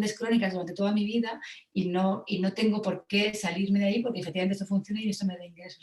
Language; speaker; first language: Spanish; native; Spanish